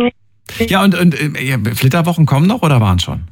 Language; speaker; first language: German; native; German